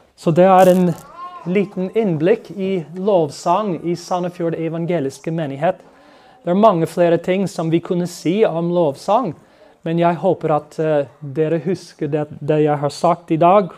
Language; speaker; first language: Norwegian; non-native, fluent; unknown